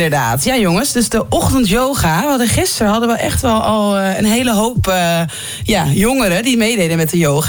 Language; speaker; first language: Dutch; native; Dutch